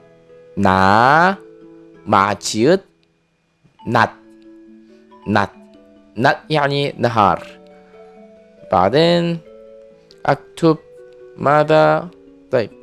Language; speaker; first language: Arabic; non-native, fluent; Korean